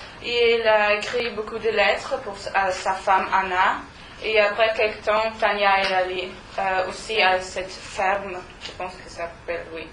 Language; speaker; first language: French; non-native, learner; German